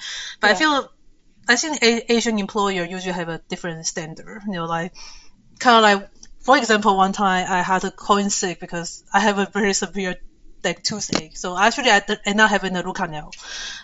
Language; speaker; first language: English; early bilingual, other home language; Chinese